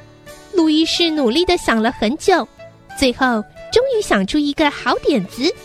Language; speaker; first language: Chinese; native; Chinese